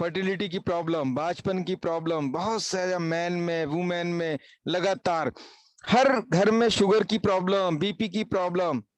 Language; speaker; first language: Hindi; native; Hindi